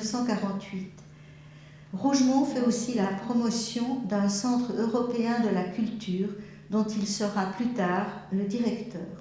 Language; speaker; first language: French; native; French